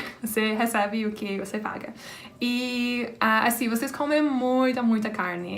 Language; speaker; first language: Portuguese; non-native, fluent; English